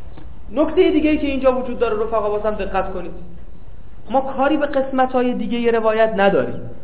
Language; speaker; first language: Persian; native; Persian